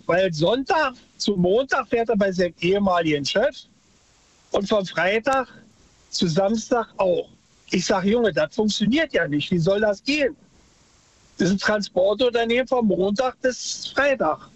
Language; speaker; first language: German; native; German